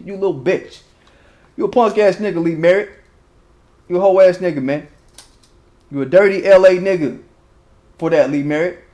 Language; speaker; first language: English; native; English